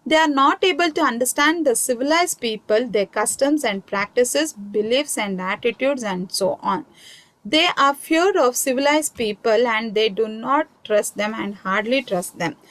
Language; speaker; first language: English; non-native, local second language; Kannada